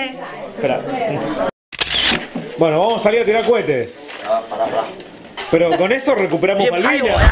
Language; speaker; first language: Spanish; native; Spanish